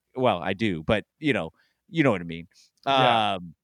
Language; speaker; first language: English; native; English